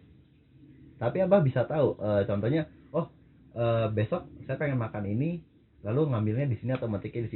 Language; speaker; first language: Indonesian; non-native, local second language; Javanese